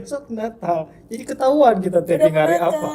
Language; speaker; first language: Indonesian; native; Indonesian